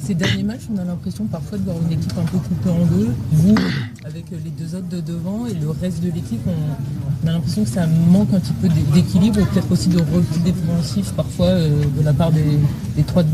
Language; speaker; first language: French; native; French